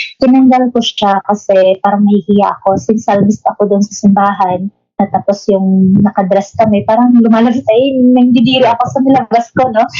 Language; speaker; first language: Filipino; non-native, local second language; Cebuano